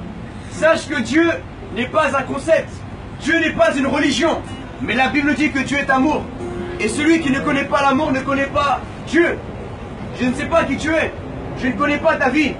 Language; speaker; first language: French; native; French